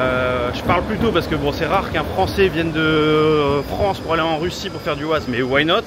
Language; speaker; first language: French; native; French